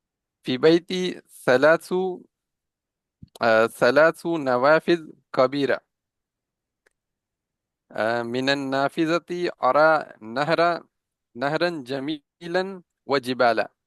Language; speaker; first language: Arabic; non-native, learner; Urdu